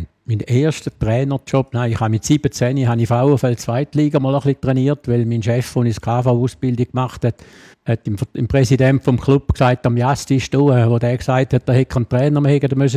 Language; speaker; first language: German; native; German